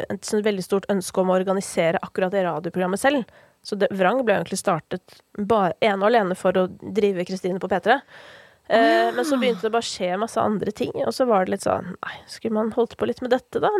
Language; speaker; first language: Norwegian; native; Norwegian